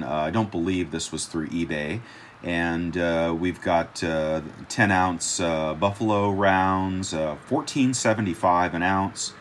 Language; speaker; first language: English; native; English